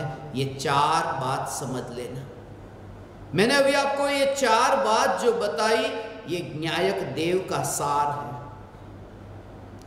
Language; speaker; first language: Hindi; non-native, local second language; Gujarati